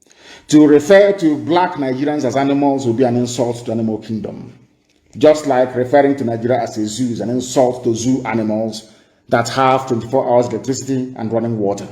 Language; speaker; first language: English; non-native, local second language; Igbo